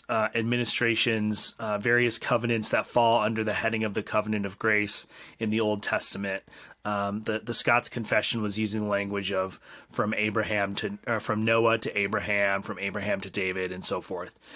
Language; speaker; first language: English; native; English